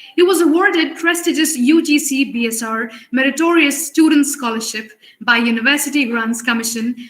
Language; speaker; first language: English; non-native, local second language; Hindi